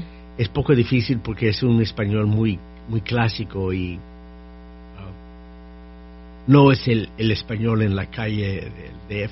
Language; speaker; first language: Spanish; non-native, fluent; English